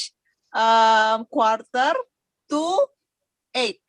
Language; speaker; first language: English; non-native, learner; Indonesian